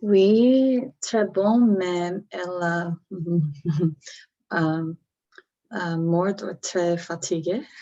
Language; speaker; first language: French; non-native, learner; English